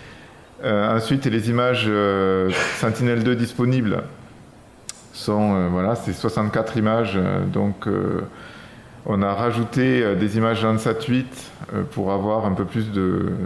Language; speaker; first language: French; native; French